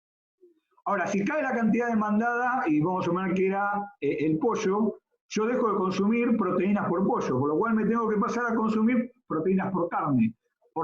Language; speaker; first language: Spanish; native; Spanish